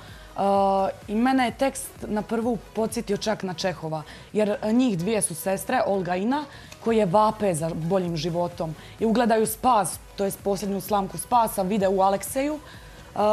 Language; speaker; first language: Croatian; native; Croatian